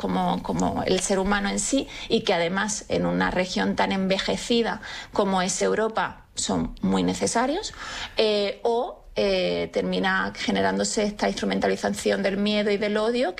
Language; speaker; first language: Spanish; native; Spanish